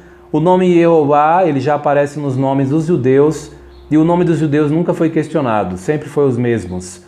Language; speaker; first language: Portuguese; native; Portuguese